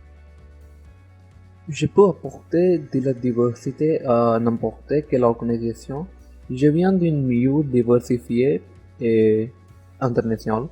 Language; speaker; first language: French; non-native, learner; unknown